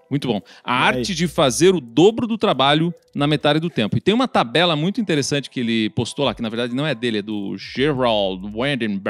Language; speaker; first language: Portuguese; native; Portuguese